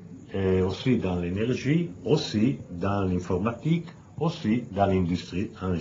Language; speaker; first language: French; non-native, learner; Italian